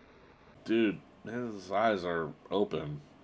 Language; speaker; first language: English; native; English